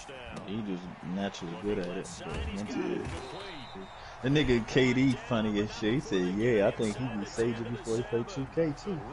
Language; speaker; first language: English; native; English